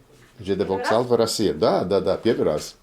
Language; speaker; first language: Russian; non-native, learner; English